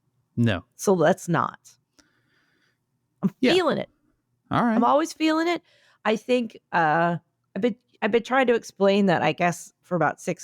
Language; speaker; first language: English; native; English